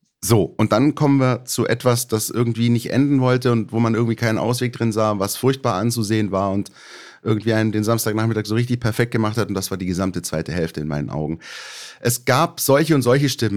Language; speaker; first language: German; native; German